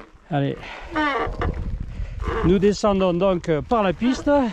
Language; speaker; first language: French; native; French